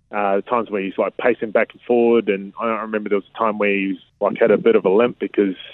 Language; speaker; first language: English; native; English